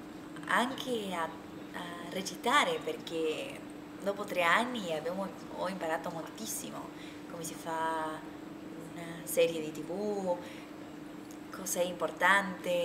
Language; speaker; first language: Italian; non-native, learner; Spanish